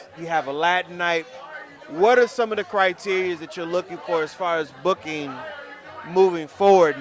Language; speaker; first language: English; native; English